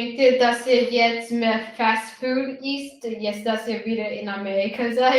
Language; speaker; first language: German; non-native, learner; English